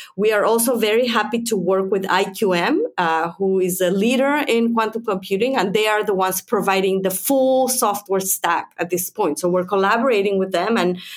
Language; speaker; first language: English; non-native, fluent; Spanish